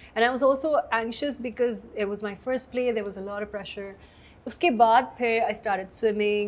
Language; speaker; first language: English; non-native, local second language; Hindi